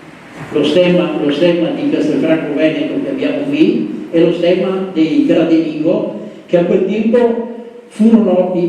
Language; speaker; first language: Italian; native; Italian